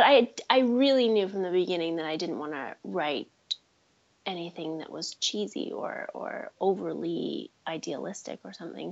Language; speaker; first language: English; native; English